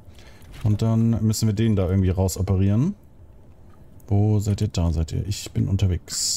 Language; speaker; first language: German; native; German